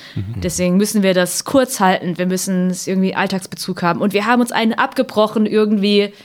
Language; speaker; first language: German; native; German